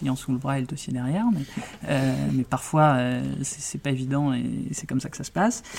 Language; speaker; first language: French; native; French